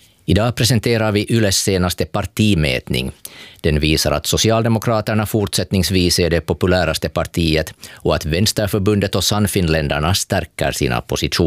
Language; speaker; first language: Swedish; native; Swedish